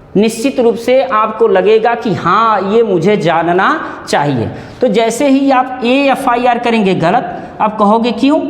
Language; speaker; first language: Hindi; native; Hindi